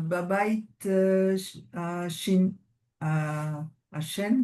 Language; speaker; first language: Hebrew; non-native, learner; French